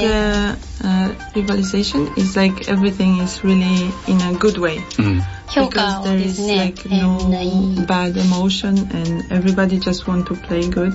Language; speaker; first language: English; non-native, fluent; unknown